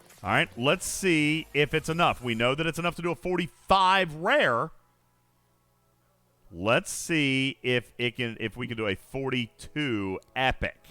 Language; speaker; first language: English; native; English